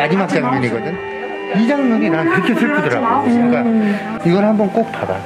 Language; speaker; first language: Korean; native; Korean